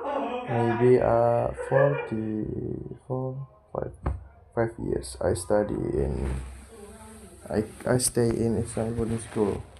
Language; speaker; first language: English; non-native, learner; Indonesian